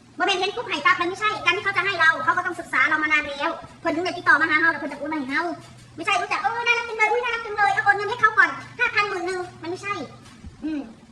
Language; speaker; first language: Thai; non-native, local second language; Northeastern Thai